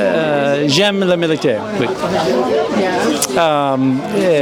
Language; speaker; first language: French; non-native, learner; English